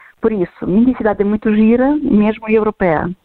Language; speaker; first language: Portuguese; non-native, fluent; Ukrainian